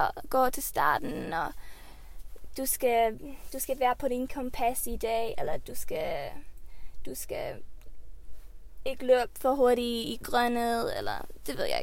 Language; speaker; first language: Danish; early bilingual, heritage; Swedish